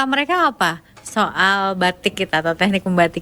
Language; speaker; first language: Indonesian; native; Indonesian